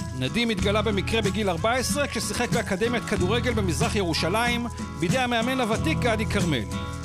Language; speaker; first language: Hebrew; native; Hebrew